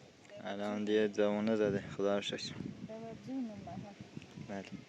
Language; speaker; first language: Persian; native; Persian